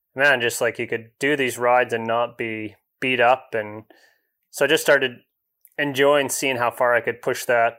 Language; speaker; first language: English; native; English